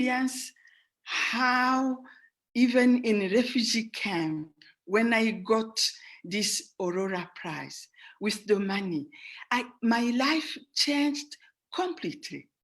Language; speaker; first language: English; non-native, fluent; Rundi